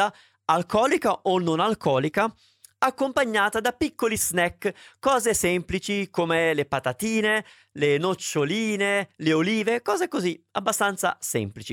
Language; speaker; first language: Italian; native; Italian